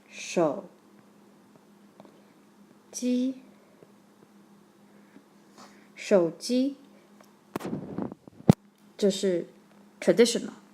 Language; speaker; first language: Chinese; non-native, fluent; English